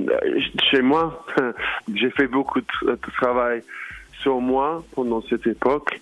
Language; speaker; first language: French; non-native, learner; English